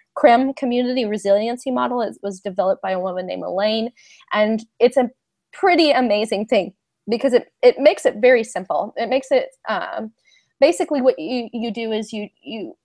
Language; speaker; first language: English; native; English